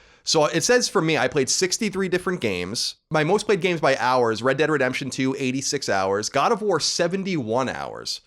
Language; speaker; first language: English; native; English